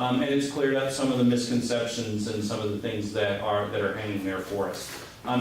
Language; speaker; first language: English; native; English